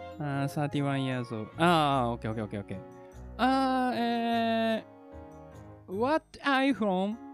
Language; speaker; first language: English; non-native, learner; Japanese